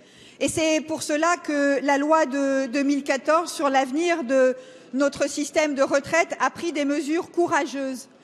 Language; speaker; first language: French; native; French